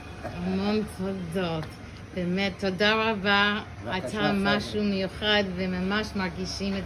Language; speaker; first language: Hebrew; non-native, learner; English